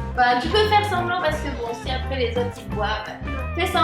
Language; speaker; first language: French; native; French